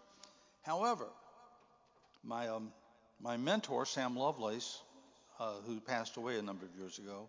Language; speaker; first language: English; native; English